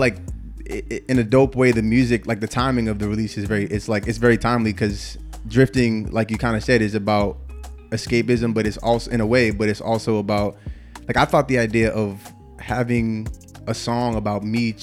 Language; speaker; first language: English; native; English